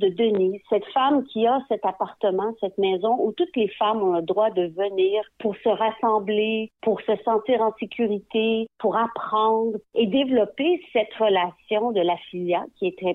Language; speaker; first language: French; native; French